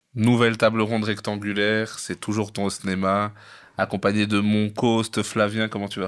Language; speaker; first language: French; native; French